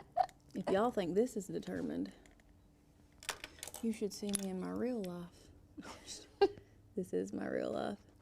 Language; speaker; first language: English; native; English